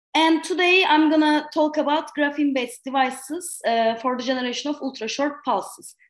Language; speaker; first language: English; non-native, fluent; Turkish